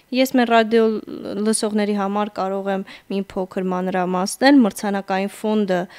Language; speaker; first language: Armenian; native; Armenian